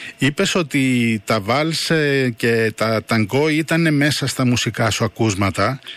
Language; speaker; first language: Greek; native; Greek